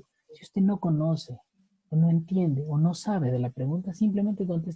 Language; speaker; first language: Spanish; native; Spanish